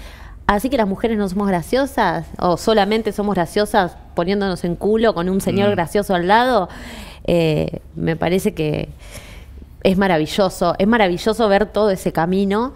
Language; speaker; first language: Spanish; native; Spanish